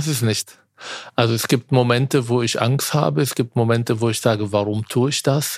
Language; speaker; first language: German; non-native, fluent; Arabic